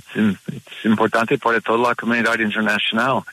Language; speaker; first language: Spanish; non-native, learner; English